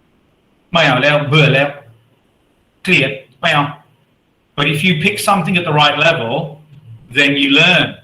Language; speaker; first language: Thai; non-native, learner; English